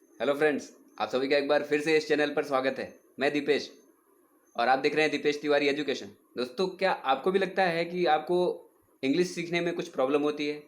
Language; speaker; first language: Hindi; native; Hindi